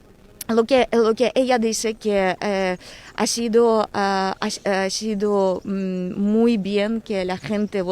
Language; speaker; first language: Spanish; non-native, fluent; Ukrainian